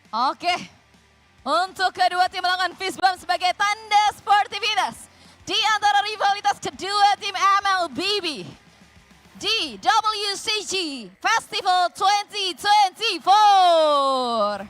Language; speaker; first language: Indonesian; native; Indonesian